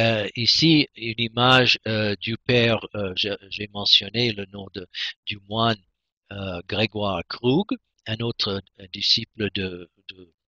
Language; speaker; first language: French; non-native, fluent; English